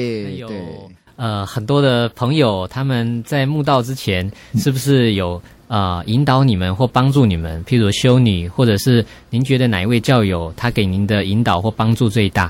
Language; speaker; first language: Chinese; native; Chinese